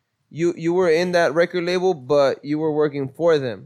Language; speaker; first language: English; early bilingual, other home language; Spanish